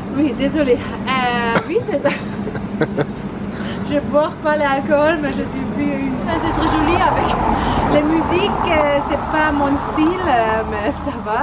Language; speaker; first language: French; non-native, learner; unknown